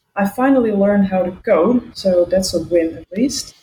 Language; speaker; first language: English; non-native, fluent; Dutch